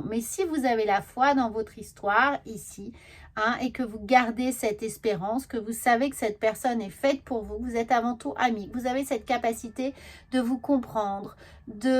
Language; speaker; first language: French; native; French